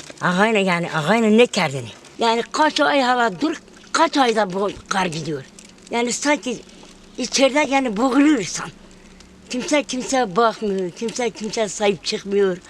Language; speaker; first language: Turkish; non-native, local second language; Zaza